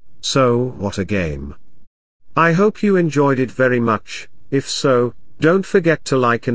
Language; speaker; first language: English; non-native, local second language; Hindi